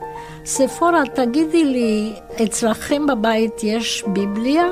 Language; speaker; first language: Hebrew; non-native, fluent; Romanian